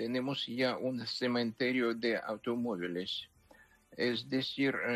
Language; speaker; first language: Spanish; non-native, fluent; Ukrainian